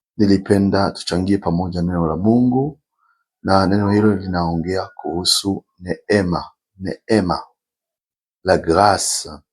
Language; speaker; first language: Swahili; non-native, local second language; Rundi